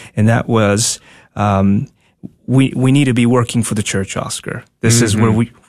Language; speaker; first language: English; non-native, fluent; Spanish